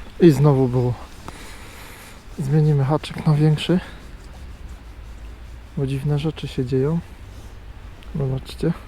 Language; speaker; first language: Polish; native; Polish